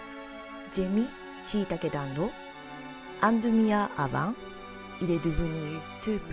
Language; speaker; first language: French; non-native, learner; Japanese